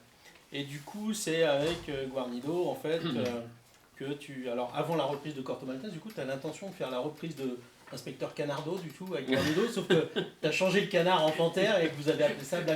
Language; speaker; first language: French; native; French